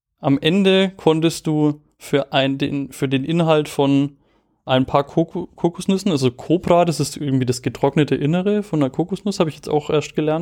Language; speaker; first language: German; native; German